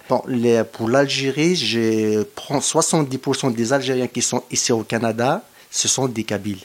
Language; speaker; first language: French; non-native, local second language; Kabyle